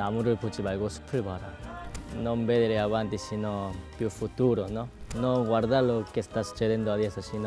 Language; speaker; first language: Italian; non-native, learner; Korean